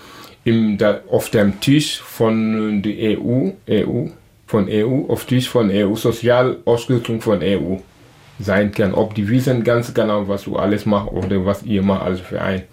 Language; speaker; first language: German; non-native, local second language; Wolof